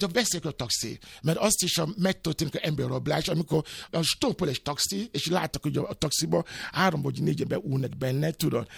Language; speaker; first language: Hungarian; non-native, learner; Yoruba